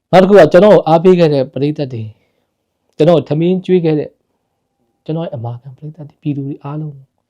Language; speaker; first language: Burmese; native; Burmese